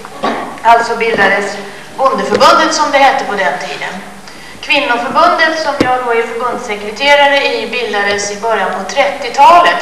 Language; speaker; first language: Swedish; native; Swedish